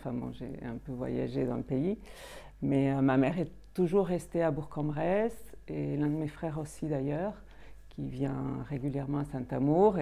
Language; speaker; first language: French; native; French